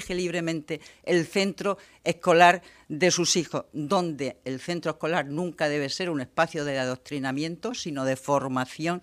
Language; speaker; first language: Spanish; native; Spanish